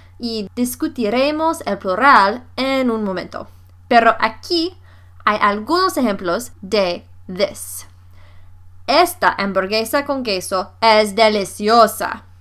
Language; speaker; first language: Spanish; non-native, fluent; English